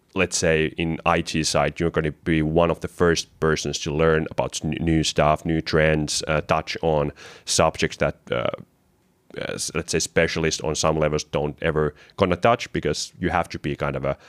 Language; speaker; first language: English; non-native, fluent; Finnish